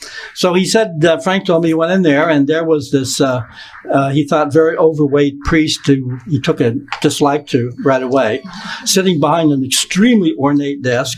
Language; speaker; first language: English; native; English